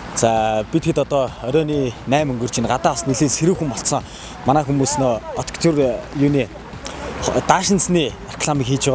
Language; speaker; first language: Mongolian; native; Mongolian